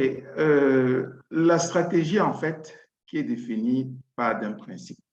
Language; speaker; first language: French; non-native, fluent; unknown